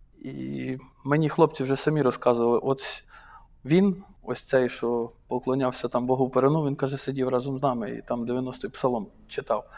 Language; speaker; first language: Ukrainian; native; Ukrainian